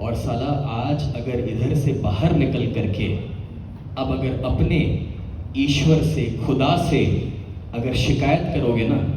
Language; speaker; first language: Hindi; non-native, local second language; Gujarati